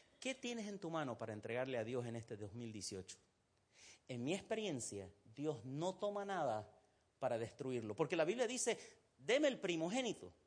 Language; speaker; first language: Spanish; non-native, fluent; Arabic